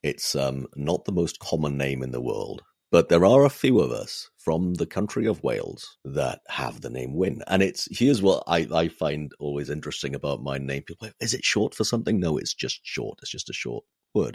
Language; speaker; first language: English; non-native, local second language; Welsh